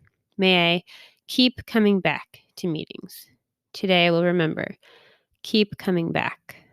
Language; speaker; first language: English; native; English